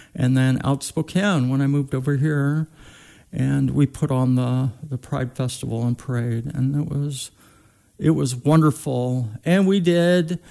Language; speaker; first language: English; native; English